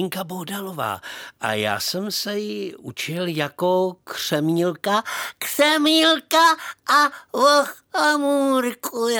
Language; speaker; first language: Czech; native; Czech